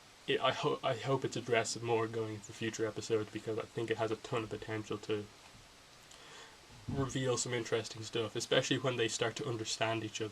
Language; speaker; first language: English; native; English